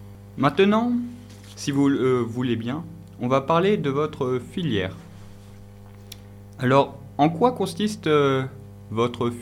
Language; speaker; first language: French; native; French